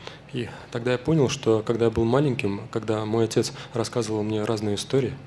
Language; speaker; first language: Russian; native; Russian